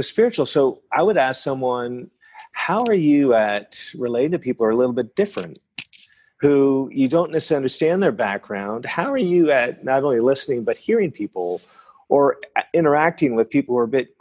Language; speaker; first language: English; non-native, fluent; French